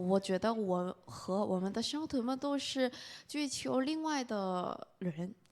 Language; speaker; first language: Chinese; non-native, fluent; Korean